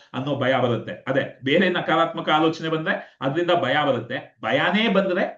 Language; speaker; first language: Kannada; native; Kannada